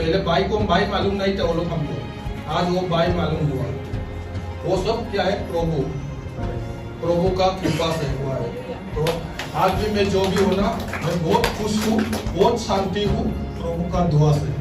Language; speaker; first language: Hindi; non-native, local second language; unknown